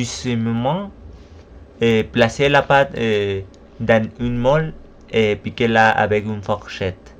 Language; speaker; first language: French; non-native, learner; Spanish